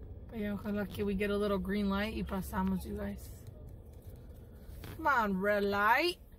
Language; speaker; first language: English; early bilingual, other home language; Spanish